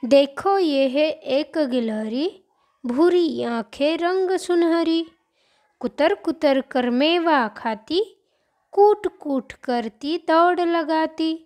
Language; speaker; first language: Hindi; non-native, local second language; Marathi